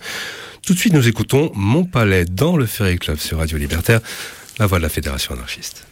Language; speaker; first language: French; native; French